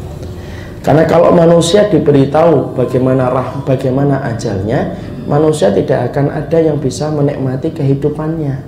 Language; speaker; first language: Indonesian; native; Indonesian